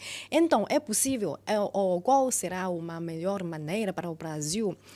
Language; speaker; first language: Portuguese; non-native, fluent; Chinese